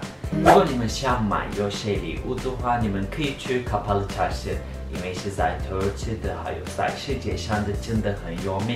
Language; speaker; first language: Chinese; non-native, learner; Turkish